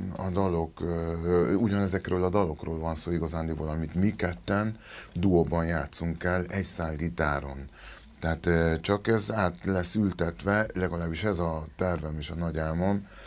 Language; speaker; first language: Hungarian; early bilingual, other home language; Spanish